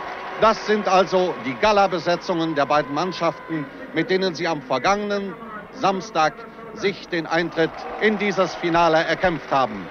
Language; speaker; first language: German; native; German